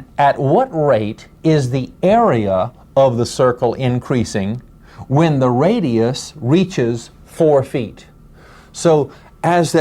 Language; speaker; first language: English; native; English